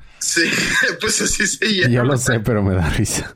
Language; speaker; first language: Spanish; native; Spanish